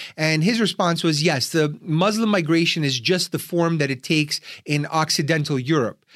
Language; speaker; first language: English; early bilingual, other home language; Russian